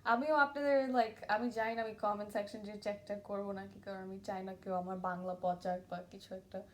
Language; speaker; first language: Bangla; early bilingual, other home language; English